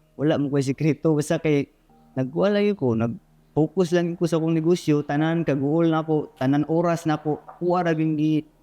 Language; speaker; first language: Cebuano; native; Cebuano